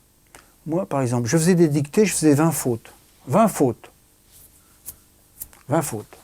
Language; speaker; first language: French; native; French